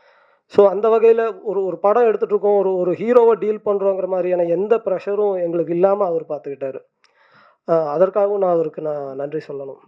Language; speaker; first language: Tamil; native; Tamil